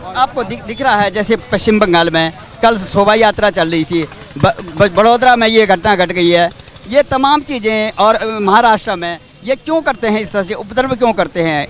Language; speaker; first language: Hindi; native; Hindi